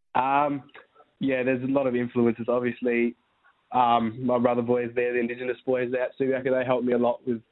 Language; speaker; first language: English; native; English